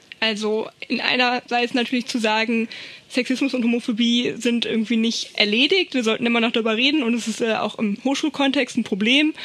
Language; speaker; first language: German; native; German